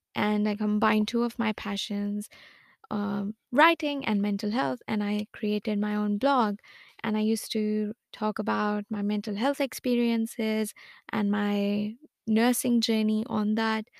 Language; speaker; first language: English; non-native, local second language; Hindi